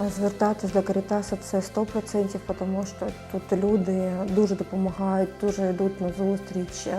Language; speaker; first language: Ukrainian; non-native, local second language; Russian